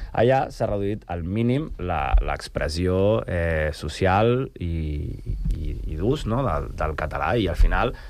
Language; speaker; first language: Catalan; early bilingual, other home language; Spanish